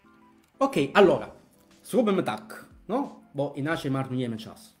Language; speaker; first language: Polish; non-native, fluent; Italian